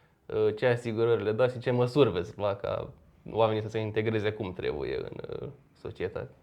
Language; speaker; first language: Romanian; native; Romanian